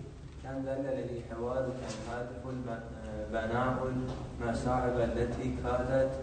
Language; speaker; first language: Arabic; non-native, learner; Persian